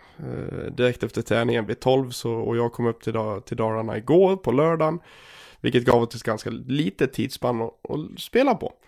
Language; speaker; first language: Swedish; native; Swedish